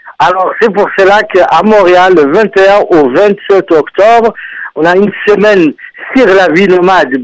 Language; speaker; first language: French; non-native, local second language; Arabic